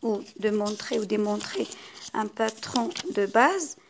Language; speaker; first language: French; non-native, local second language; Arabic